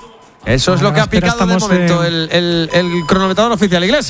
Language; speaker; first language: Spanish; native; Spanish